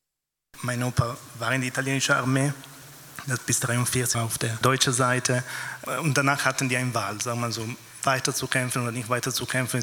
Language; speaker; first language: German; non-native, fluent; Italian